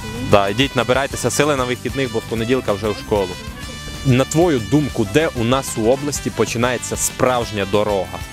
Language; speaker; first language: Ukrainian; native; Ukrainian